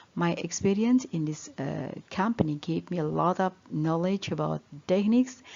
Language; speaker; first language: English; non-native, learner; Indonesian